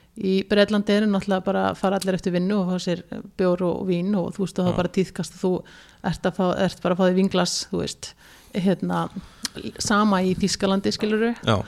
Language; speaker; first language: Icelandic; early bilingual, heritage; Icelandic